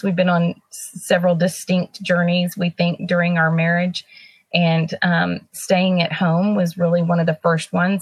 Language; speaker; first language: English; native; English